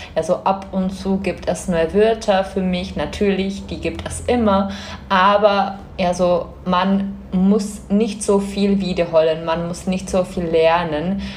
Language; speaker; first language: German; non-native, fluent; Czech